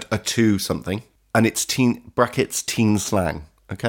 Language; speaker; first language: English; native; English